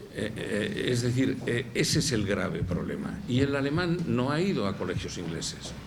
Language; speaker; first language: Spanish; native; Spanish